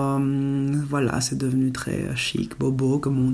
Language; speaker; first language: French; non-native, fluent; Greek